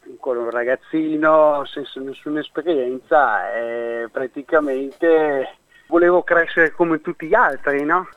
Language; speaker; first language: Italian; early bilingual, heritage; Venetian